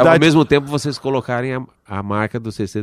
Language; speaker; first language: Portuguese; native; Portuguese